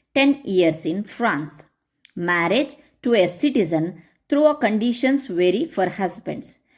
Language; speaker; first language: English; non-native, local second language; Kannada